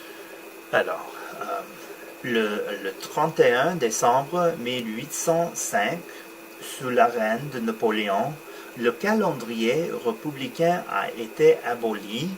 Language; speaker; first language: French; non-native, learner; English